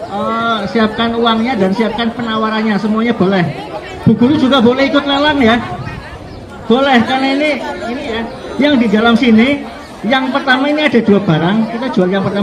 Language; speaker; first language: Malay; non-native, local second language; Javanese